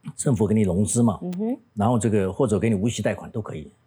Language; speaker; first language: Chinese; native; Chinese